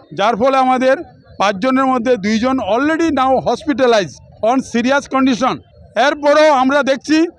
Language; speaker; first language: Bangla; native; Bangla